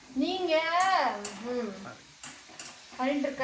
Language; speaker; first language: Tamil; non-native, learner; Hindi